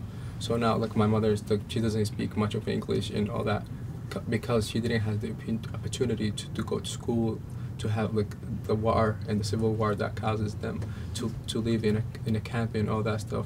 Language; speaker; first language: English; non-native, fluent; Arabic